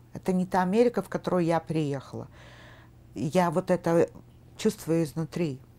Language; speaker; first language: Russian; native; Russian